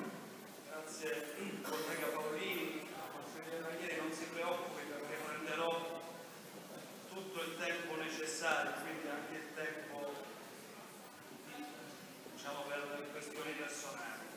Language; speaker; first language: Italian; native; Italian